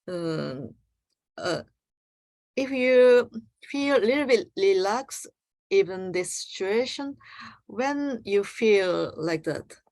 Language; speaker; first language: English; non-native, learner; Japanese